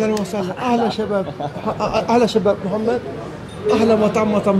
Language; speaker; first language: Arabic; early bilingual, heritage; Turkish